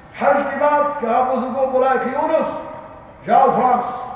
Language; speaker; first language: Urdu; non-native, learner; Arabic